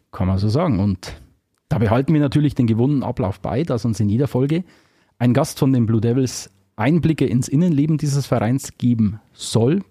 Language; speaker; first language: German; native; German